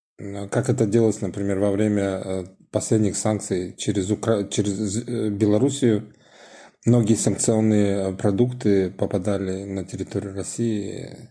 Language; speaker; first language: Russian; non-native, local second language; Tajik